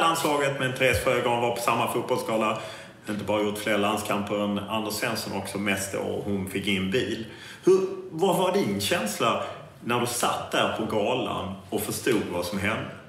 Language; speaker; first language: Swedish; native; Swedish